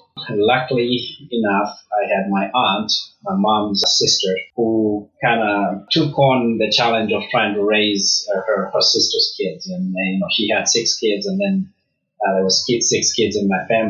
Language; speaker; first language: English; early bilingual, other home language; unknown